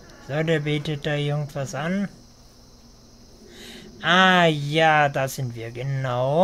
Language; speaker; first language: German; native; German